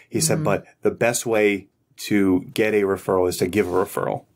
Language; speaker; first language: English; native; English